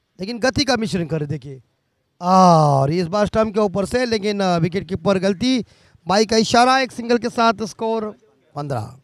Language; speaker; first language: Hindi; non-native, local second language; Marathi